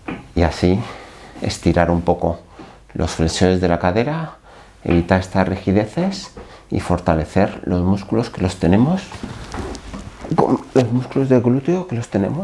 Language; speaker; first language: Spanish; native; Spanish